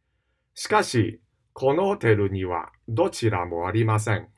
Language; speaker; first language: Japanese; non-native, fluent; Cantonese